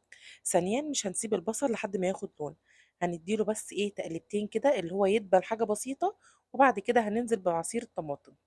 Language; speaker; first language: Arabic; native; Arabic